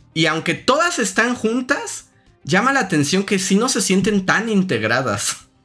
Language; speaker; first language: Spanish; native; Spanish